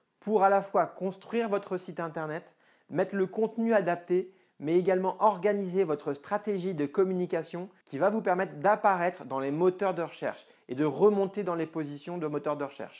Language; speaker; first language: French; native; French